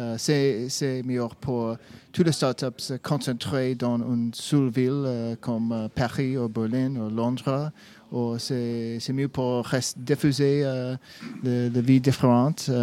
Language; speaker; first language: French; non-native, learner; English